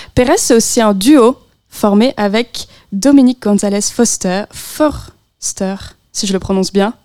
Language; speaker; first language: French; native; French